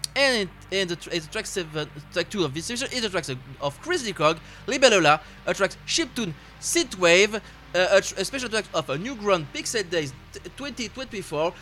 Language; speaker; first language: English; non-native, learner; French